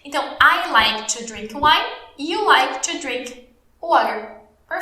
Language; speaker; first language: English; non-native, fluent; Portuguese